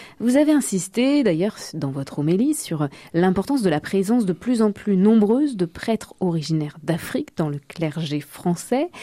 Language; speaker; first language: French; native; French